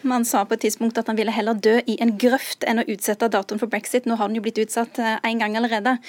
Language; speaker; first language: Norwegian; early bilingual, other home language; Urdu